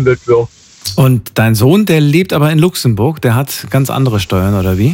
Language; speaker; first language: German; native; German